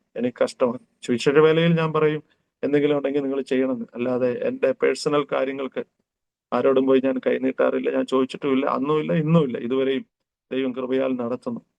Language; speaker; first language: Malayalam; early bilingual, heritage; Malayalam